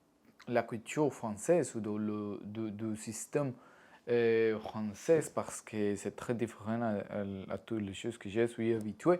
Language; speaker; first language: French; non-native, learner; Spanish